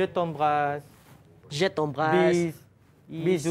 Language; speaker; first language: French; non-native, fluent; Malay